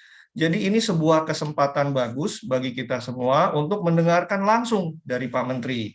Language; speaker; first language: Indonesian; native; Indonesian